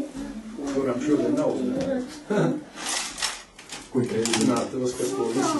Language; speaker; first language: Latvian; native; Latvian